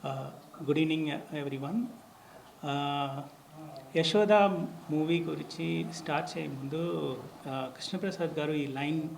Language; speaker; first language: Telugu; non-native, learner; Tamil